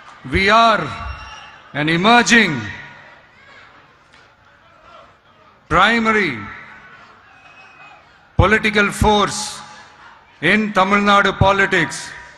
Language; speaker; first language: English; non-native, local second language; Tamil